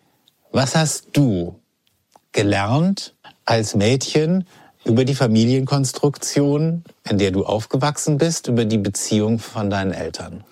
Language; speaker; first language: German; native; German